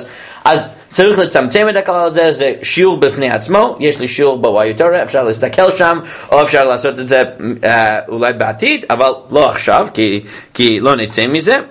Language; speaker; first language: Hebrew; non-native, fluent; English